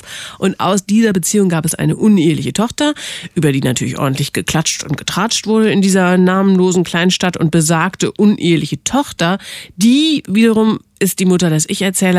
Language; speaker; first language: German; native; German